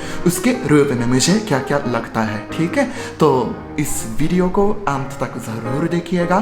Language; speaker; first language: Hindi; non-native, fluent; Japanese